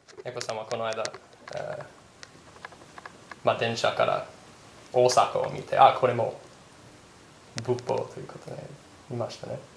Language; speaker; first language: Japanese; non-native, fluent; English